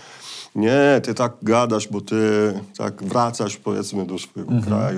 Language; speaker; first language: Polish; non-native, fluent; Italian